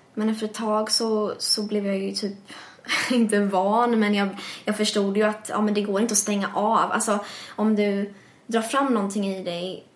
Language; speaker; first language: Swedish; early bilingual, other home language; English